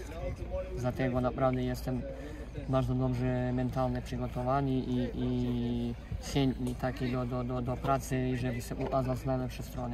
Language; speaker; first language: Polish; non-native, fluent; Serbian